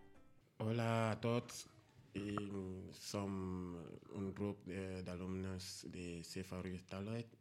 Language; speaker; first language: Catalan; non-native, learner; Spanish